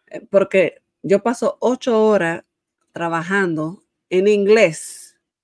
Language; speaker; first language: Spanish; early bilingual, heritage; Spanish